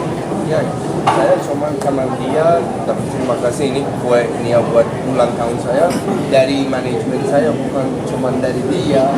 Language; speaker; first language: Indonesian; non-native, learner; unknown